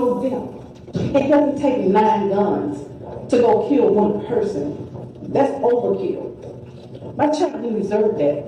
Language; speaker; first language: English; native; English